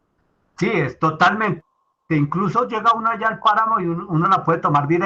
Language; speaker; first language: Spanish; native; Spanish